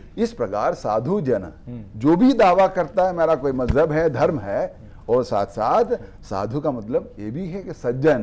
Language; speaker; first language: Hindi; non-native, local second language; Malayalam